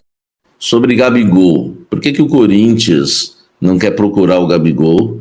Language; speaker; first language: Portuguese; native; Portuguese